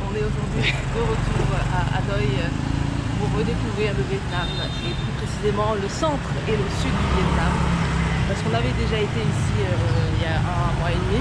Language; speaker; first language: French; native; French